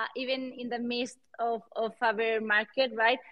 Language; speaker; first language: English; non-native, fluent; Spanish